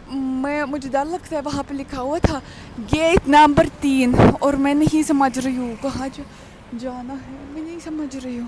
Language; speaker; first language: Hindi; non-native, learner; Russian